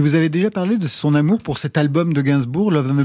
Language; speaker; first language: French; native; French